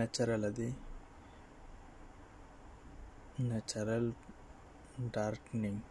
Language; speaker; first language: Arabic; non-native, learner; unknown